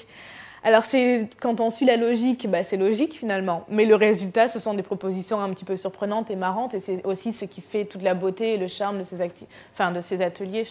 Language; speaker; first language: French; native; French